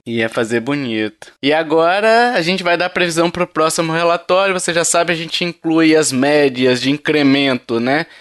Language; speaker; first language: Portuguese; native; Portuguese